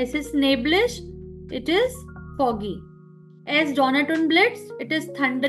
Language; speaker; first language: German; non-native, fluent; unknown